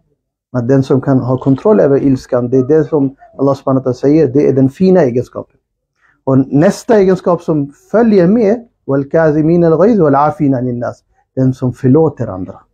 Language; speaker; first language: Swedish; non-native, fluent; Urdu